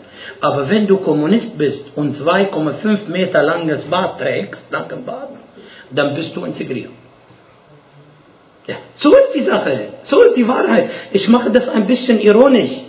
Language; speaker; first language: German; non-native, fluent; Arabic